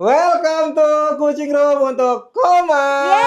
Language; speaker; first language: Indonesian; native; Indonesian